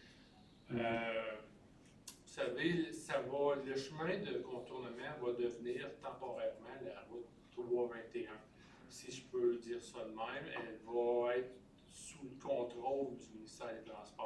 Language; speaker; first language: French; native; French